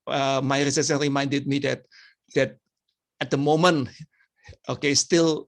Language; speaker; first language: English; non-native, fluent; Indonesian